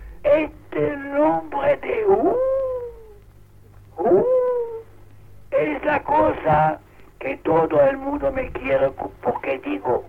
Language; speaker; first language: Spanish; non-native, local second language; Catalan